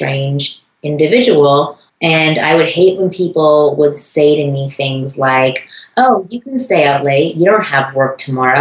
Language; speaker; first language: English; native; English